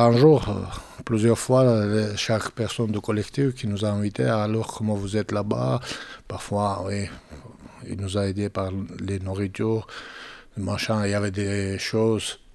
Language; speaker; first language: French; non-native, fluent; Georgian